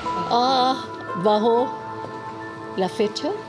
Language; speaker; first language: Spanish; early bilingual, heritage; Spanish